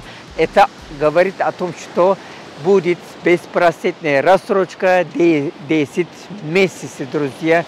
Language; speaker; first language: Russian; non-native, learner; Turkish